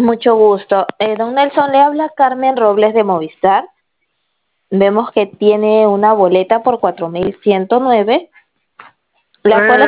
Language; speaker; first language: Spanish; native; Spanish